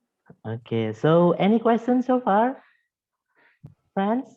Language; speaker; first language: English; non-native, fluent; Indonesian